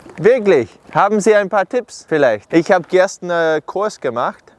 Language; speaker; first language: German; non-native, learner; English